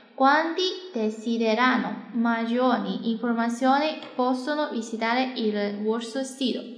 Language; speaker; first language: Italian; non-native, learner; Chinese